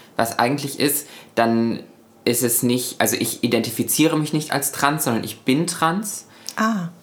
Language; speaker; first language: German; native; German